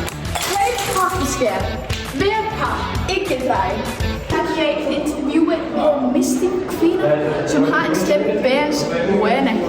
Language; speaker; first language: Danish; non-native, learner; Icelandic